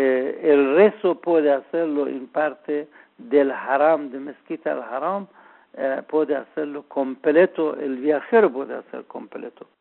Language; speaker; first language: Spanish; non-native, learner; Persian